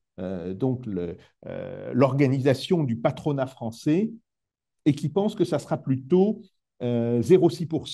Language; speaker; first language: French; native; French